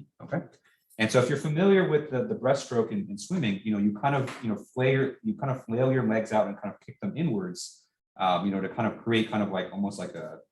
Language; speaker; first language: English; native; English